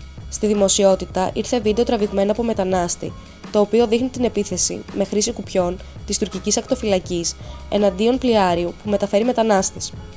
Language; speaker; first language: Greek; native; Greek